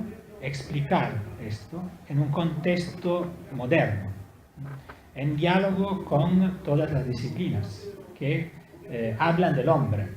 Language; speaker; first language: Spanish; non-native, fluent; Italian